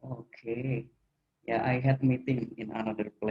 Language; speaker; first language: English; non-native, fluent; Indonesian